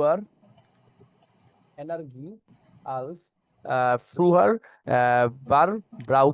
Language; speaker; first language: German; non-native, learner; Bangla